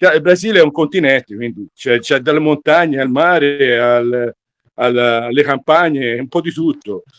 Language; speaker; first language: Italian; native; Italian